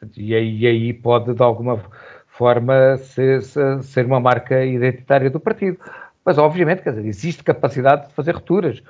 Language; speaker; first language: Portuguese; native; Portuguese